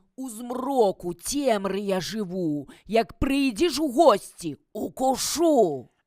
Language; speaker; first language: Belarusian; native; Belarusian